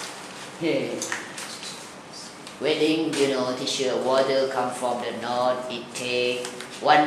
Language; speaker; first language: English; non-native, learner; Thai